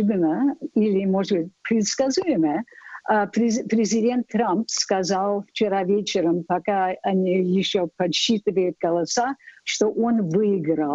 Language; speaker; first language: Russian; non-native, fluent; English